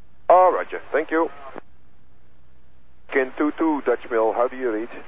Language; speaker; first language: English; non-native, fluent; Dutch